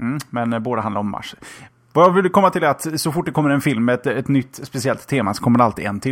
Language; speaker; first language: Swedish; native; Swedish